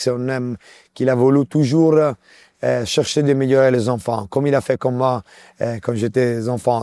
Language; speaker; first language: French; non-native, local second language; Italian